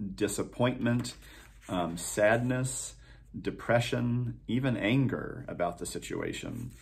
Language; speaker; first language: English; native; English